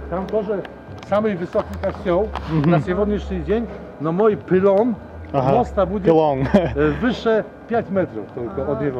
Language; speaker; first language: Russian; non-native, learner; Polish